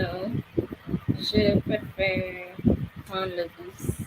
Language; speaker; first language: French; non-native, learner; English